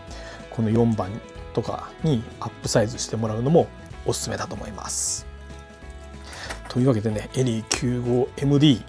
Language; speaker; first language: Japanese; native; Japanese